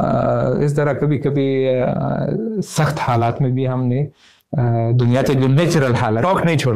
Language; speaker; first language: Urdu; non-native, fluent; Pashto